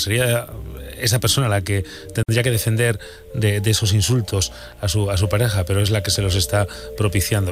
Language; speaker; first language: Spanish; native; Spanish